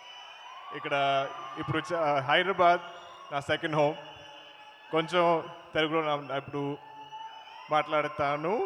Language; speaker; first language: Telugu; non-native, learner; Malayalam